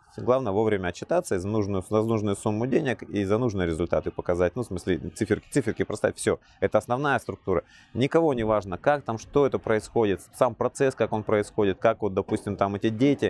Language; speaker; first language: Russian; native; Russian